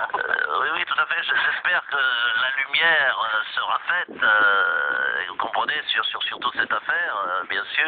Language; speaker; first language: French; native; French